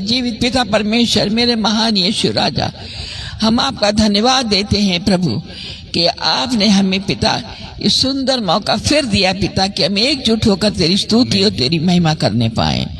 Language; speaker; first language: Hindi; native; Hindi